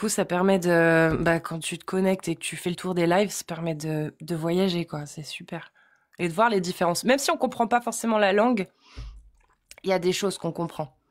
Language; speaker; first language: French; native; French